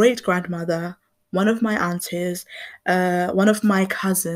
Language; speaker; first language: English; non-native, local second language; Shona